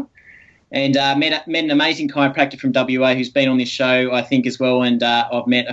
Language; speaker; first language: English; native; English